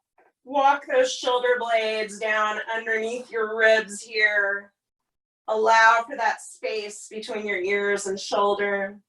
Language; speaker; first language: English; native; English